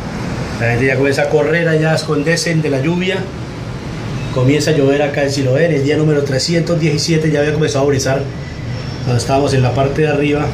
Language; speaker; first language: Spanish; native; Spanish